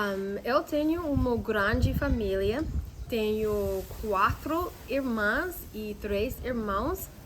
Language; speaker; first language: Portuguese; non-native, learner; English